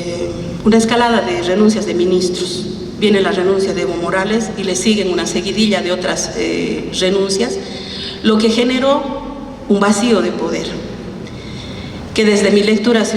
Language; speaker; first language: Spanish; native; Spanish